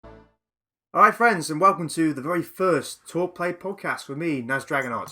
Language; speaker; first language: English; native; English